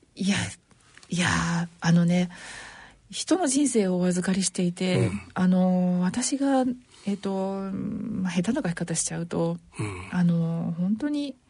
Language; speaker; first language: Japanese; native; Japanese